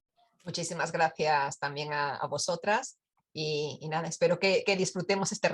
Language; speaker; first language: Spanish; native; Spanish